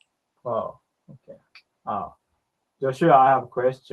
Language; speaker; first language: English; non-native, learner; Japanese